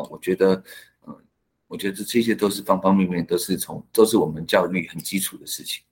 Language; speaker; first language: Chinese; non-native, local second language; Hakka Chinese